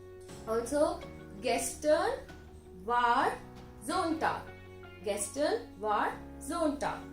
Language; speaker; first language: German; non-native, fluent; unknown